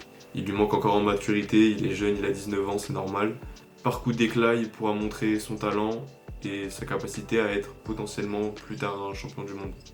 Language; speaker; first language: French; native; French